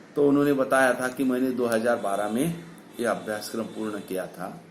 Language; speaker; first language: Hindi; non-native, local second language; Marathi